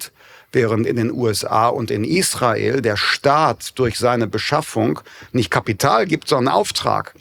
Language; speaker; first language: German; native; German